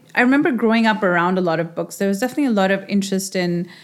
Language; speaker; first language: English; non-native, local second language; Urdu